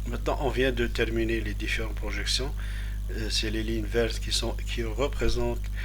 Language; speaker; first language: French; non-native, local second language; Arabic